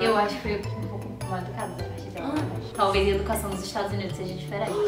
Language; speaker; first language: Portuguese; native; Portuguese